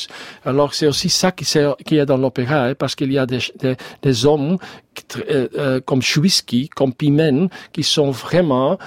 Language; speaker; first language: French; non-native, learner; Dutch